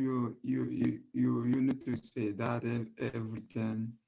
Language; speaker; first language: English; non-native, learner; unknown